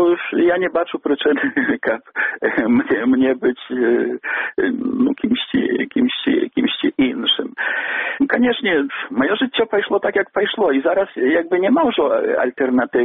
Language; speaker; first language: Belarusian; non-native, local second language; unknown